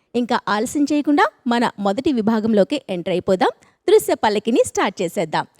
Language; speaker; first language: Telugu; native; Telugu